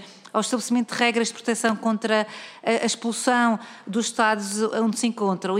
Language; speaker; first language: Portuguese; native; Portuguese